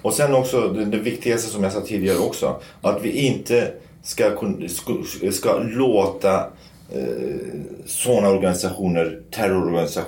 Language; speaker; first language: Swedish; non-native, fluent; Kurdish